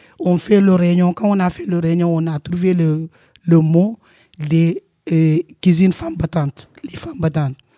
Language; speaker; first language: French; non-native, local second language; Wolof